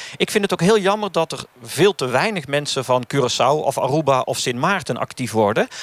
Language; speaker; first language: Dutch; native; Dutch